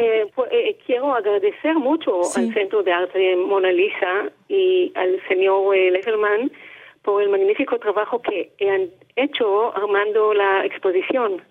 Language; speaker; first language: Spanish; non-native, learner; Hebrew